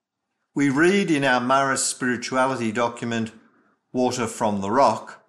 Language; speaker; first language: English; native; English